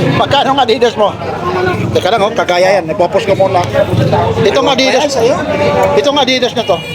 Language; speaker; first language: Filipino; non-native, local second language; Waray